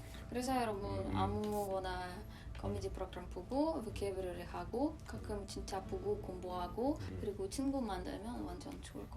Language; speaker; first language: Korean; non-native, learner; Russian